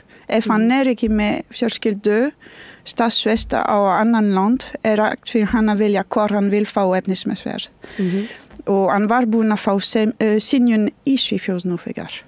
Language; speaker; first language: Icelandic; non-native, learner; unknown